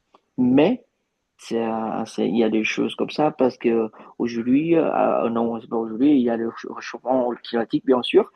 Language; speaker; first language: French; non-native, fluent; Vietnamese